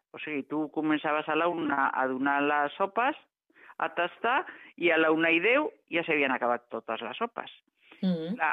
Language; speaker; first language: Catalan; non-native, local second language; Spanish